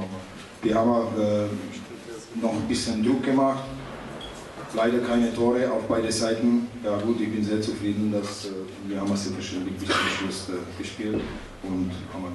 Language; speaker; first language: German; non-native, learner; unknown